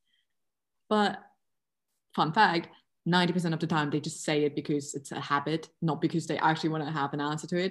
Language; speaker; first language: English; non-native, fluent; German